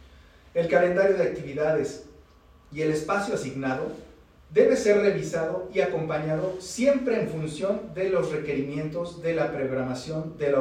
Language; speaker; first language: Spanish; native; Spanish